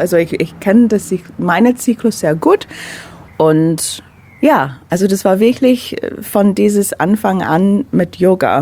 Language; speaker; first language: German; non-native, fluent; English